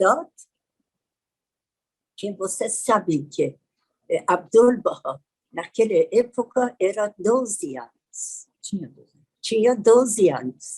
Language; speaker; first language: Portuguese; non-native, learner; Persian